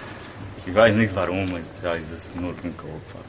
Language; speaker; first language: German; non-native, learner; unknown